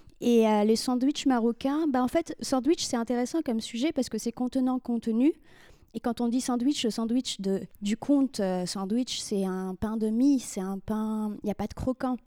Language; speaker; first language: French; non-native, local second language; Arabic